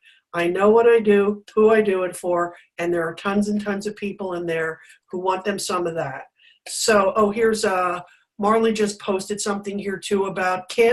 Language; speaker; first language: English; native; English